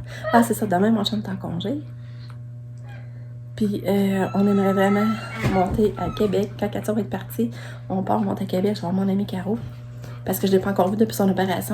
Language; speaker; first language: French; native; French